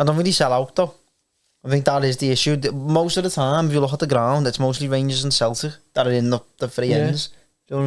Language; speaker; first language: English; native; English